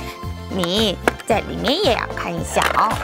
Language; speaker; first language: Chinese; non-native, fluent; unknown